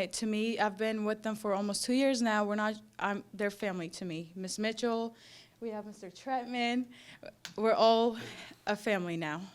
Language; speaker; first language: English; non-native, fluent; Arabic